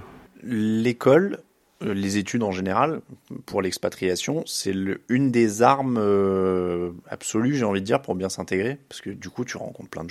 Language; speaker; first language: French; native; French